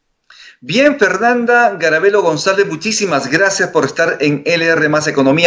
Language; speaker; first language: Spanish; native; Spanish